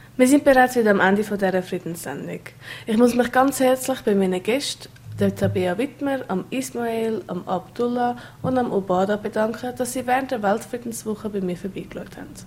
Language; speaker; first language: German; native; German